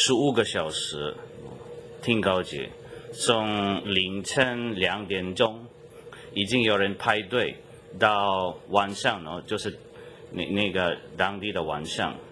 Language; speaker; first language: Chinese; non-native, fluent; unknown